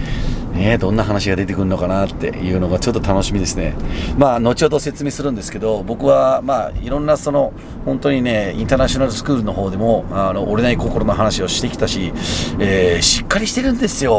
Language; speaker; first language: Japanese; non-native, fluent; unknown